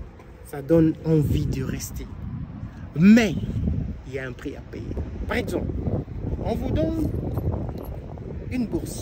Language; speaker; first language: French; non-native, local second language; Lingala